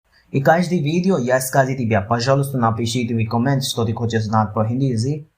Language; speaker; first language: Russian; non-native, learner; Hindi